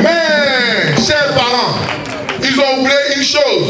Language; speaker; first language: French; native; French